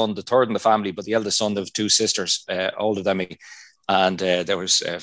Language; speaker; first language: English; non-native, local second language; Irish